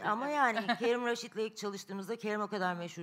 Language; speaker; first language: Turkish; native; Turkish